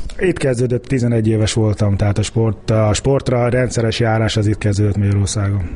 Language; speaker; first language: Hungarian; early bilingual, heritage; Hungarian